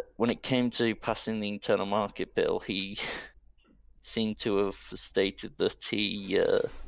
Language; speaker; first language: English; native; English